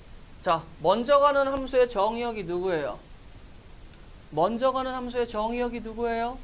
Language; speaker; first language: Korean; native; Korean